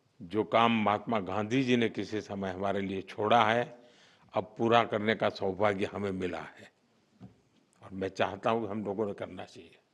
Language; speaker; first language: Hindi; non-native, local second language; Gujarati